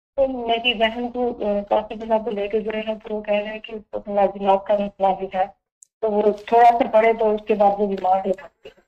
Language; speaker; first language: Urdu; native; Urdu